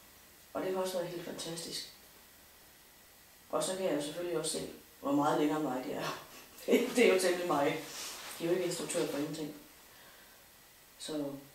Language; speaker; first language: Danish; native; Danish